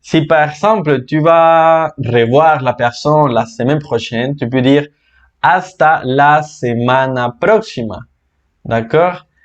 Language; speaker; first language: French; non-native, fluent; Spanish